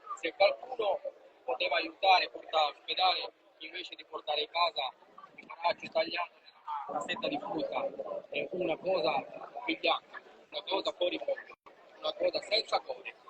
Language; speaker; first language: Italian; non-native, fluent; Punjabi